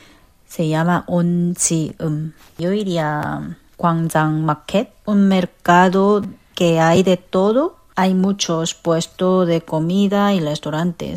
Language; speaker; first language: Spanish; non-native, fluent; Korean